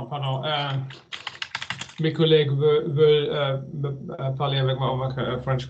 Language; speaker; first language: French; non-native, learner; German